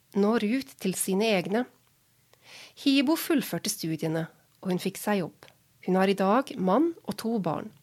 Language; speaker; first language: Norwegian; native; Norwegian